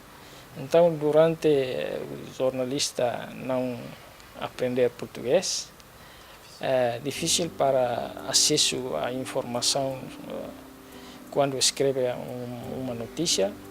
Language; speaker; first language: Portuguese; non-native, learner; Tetum